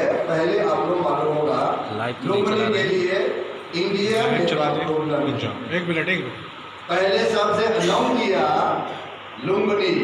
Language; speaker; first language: Hindi; non-native, fluent; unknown